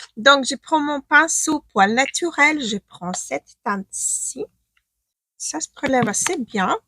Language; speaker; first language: French; non-native, fluent; Ukrainian